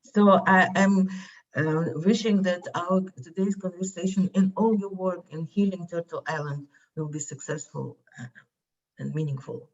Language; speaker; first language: English; non-native, fluent; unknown